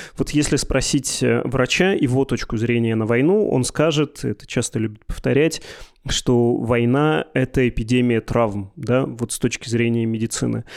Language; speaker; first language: Russian; native; Russian